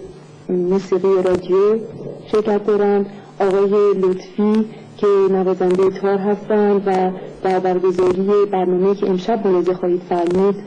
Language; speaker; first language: Persian; native; Persian